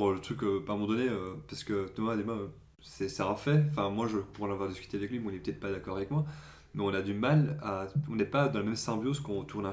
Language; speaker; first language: French; native; French